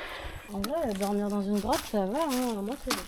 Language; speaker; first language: French; native; French